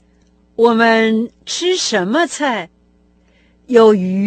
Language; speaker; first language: Chinese; non-native, fluent; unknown